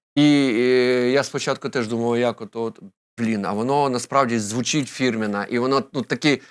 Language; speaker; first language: Ukrainian; non-native, local second language; Russian